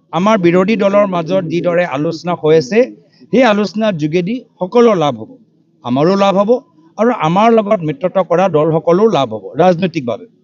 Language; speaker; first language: Assamese; native; Assamese